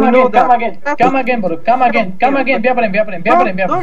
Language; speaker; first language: English; non-native, learner; Uzbek